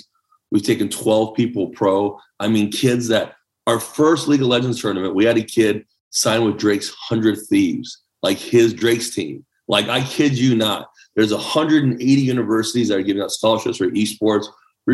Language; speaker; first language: English; early bilingual, other home language; Chinese